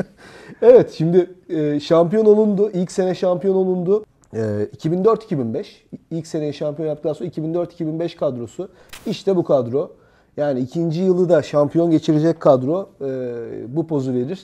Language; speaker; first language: Turkish; native; Turkish